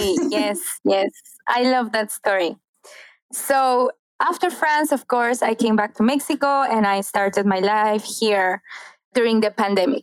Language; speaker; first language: English; non-native, fluent; Spanish